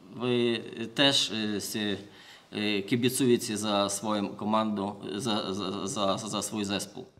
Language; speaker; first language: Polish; non-native, learner; Ukrainian